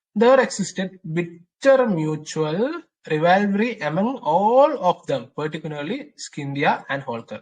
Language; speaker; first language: English; non-native, local second language; Malayalam